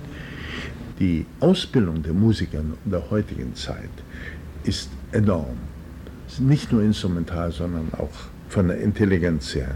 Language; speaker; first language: German; native; German